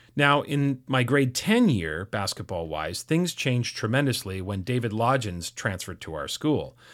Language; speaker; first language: English; native; English